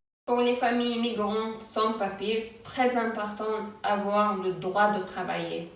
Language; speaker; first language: French; non-native, learner; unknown